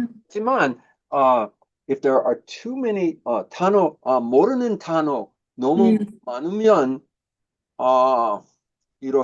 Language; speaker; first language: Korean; non-native, learner; English